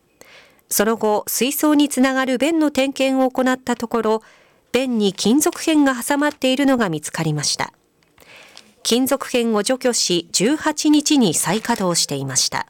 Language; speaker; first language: Japanese; native; Japanese